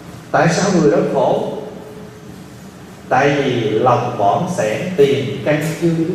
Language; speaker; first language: Vietnamese; early bilingual, heritage; Vietnamese